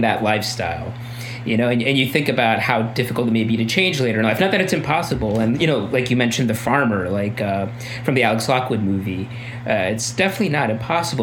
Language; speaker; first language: English; native; English